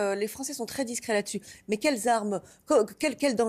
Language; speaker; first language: French; native; French